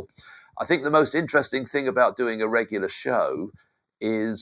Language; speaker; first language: English; native; English